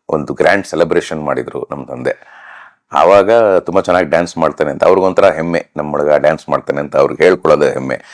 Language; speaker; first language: Kannada; native; Kannada